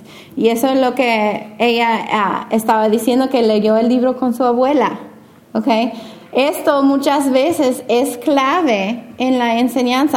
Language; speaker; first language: Spanish; non-native, fluent; English